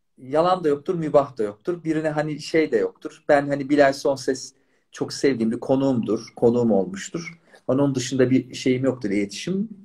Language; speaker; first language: Turkish; native; Turkish